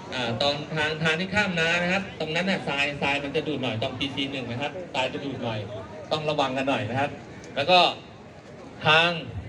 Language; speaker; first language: Thai; native; Thai